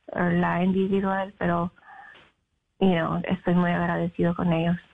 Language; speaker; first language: Spanish; early bilingual, heritage; Spanish